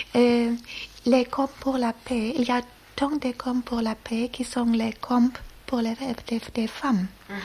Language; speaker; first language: French; non-native, learner; German